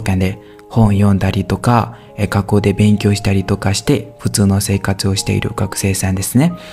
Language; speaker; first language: Japanese; non-native, learner; Burmese